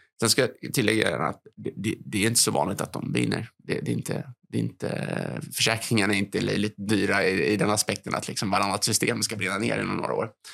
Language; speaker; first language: Swedish; native; Swedish